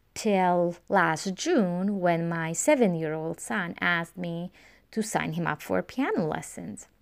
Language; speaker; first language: English; non-native, fluent; Romanian